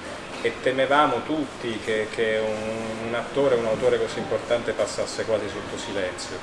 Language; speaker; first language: Italian; native; Italian